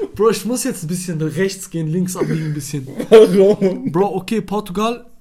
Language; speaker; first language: German; non-native, fluent; Arabic